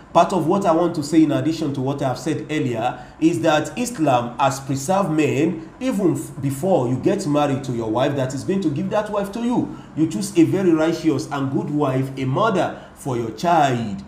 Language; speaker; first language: English; non-native, local second language; Yoruba